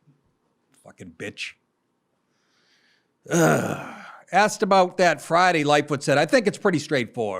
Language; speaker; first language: English; native; English